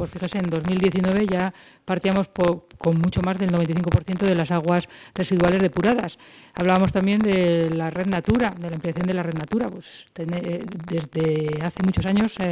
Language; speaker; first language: Spanish; native; Spanish